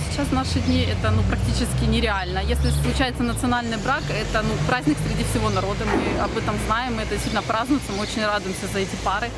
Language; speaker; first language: Russian; native; Russian